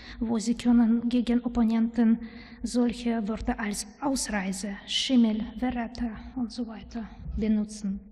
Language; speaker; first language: German; non-native, learner; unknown